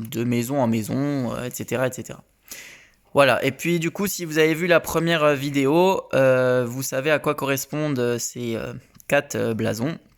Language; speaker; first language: French; native; French